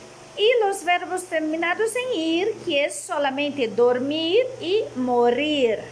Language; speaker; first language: Spanish; non-native, fluent; Portuguese